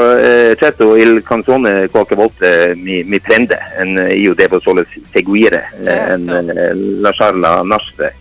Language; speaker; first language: Italian; non-native, fluent; Norwegian